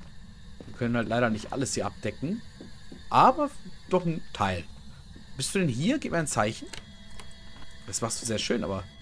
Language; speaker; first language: German; native; German